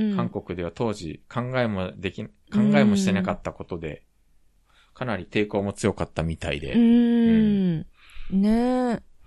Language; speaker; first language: Japanese; early bilingual, heritage; Korean